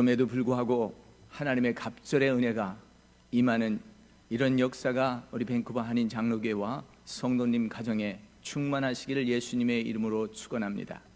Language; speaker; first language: Korean; native; Korean